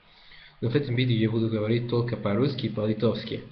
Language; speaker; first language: Russian; non-native, learner; Spanish